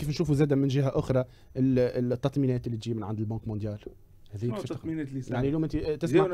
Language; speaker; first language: Arabic; native; Arabic